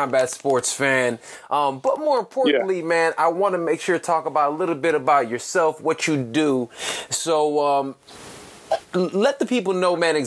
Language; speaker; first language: English; early bilingual, other home language; Spanish